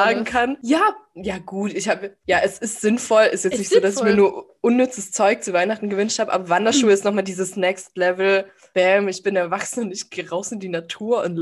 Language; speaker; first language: German; native; German